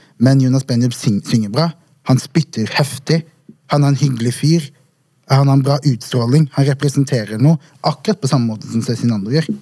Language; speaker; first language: Norwegian; early bilingual, other home language; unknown